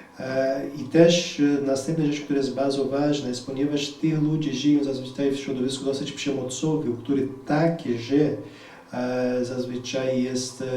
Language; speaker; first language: Polish; non-native, fluent; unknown